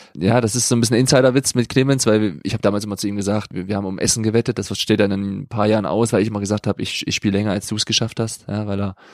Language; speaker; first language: German; native; German